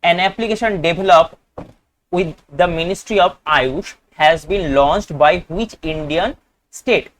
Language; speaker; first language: English; non-native, local second language; Bangla